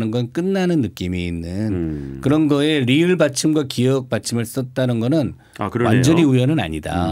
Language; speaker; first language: Korean; native; Korean